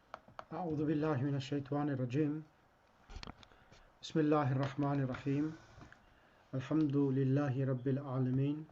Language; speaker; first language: Arabic; non-native, fluent; English